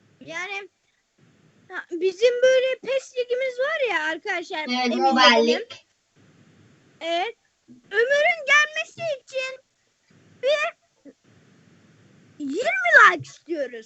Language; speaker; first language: Turkish; early bilingual, heritage; Turkish